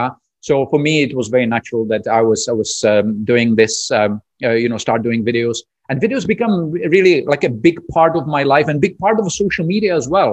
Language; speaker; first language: English; non-native, fluent; Czech